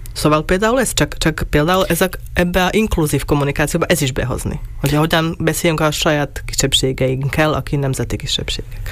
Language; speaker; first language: Hungarian; non-native, local second language; Slovak